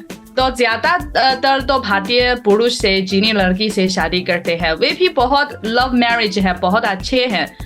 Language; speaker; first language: Hindi; non-native, learner; Chinese